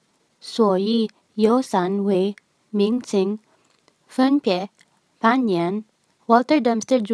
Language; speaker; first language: Chinese; non-native, learner; Filipino